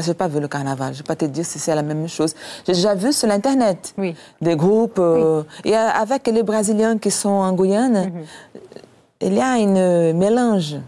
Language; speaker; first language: French; non-native, fluent; Portuguese